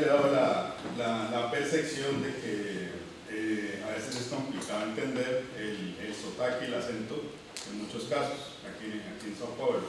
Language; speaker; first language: Spanish; native; Spanish